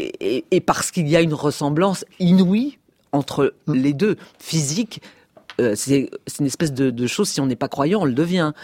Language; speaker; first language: French; native; French